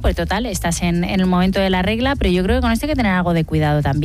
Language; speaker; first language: Spanish; native; Spanish